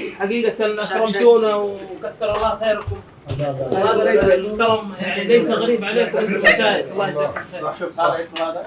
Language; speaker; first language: Arabic; non-native, learner; Bangla